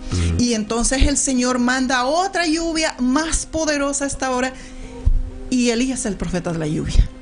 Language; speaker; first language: Spanish; native; Spanish